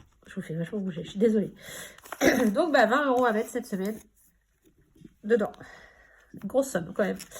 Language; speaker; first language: French; native; French